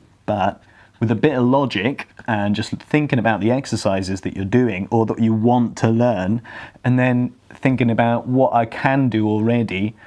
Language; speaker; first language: English; native; English